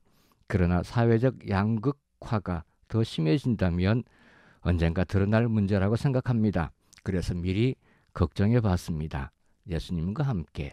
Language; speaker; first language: Korean; native; Korean